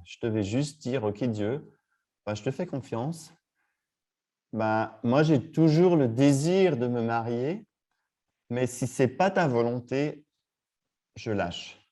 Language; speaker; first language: French; native; French